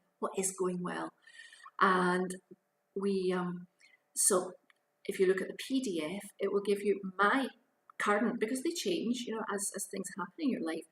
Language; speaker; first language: English; native; English